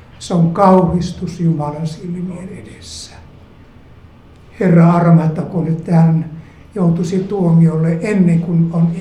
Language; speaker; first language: Finnish; native; Finnish